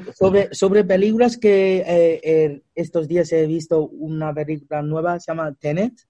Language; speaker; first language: Spanish; non-native, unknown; Chinese